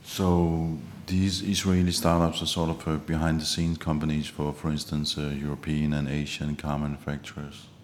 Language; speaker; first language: English; non-native, fluent; Danish